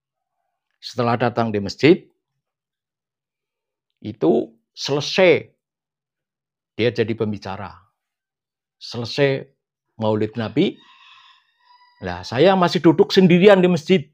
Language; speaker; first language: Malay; non-native, local second language; Javanese